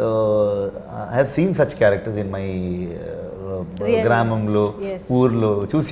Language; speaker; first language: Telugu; non-native, learner; Kannada